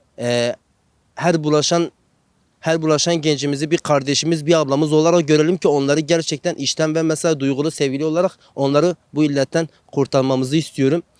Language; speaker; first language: Turkish; non-native, local second language; Kurdish